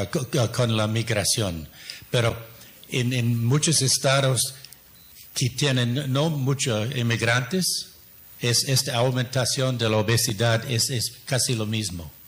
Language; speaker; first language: Spanish; non-native, fluent; English